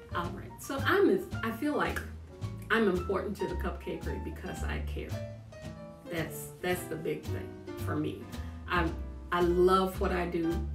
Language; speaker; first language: English; native; English